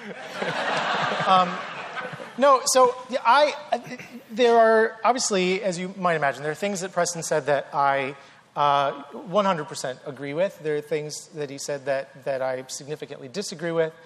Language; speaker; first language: English; native; English